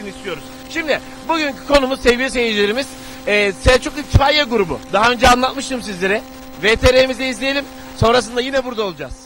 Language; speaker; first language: Turkish; native; Turkish